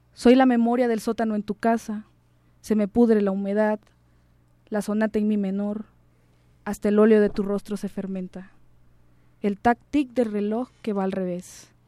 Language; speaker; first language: Spanish; native; Spanish